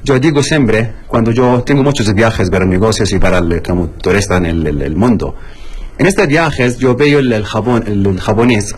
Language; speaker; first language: Spanish; non-native, learner; Arabic